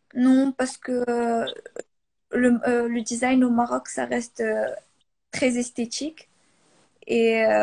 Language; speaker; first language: French; non-native, local second language; Arabic